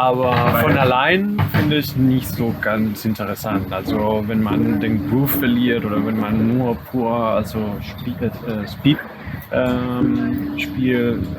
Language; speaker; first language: German; non-native, fluent; Spanish